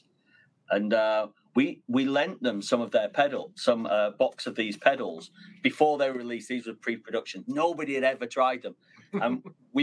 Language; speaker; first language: English; native; English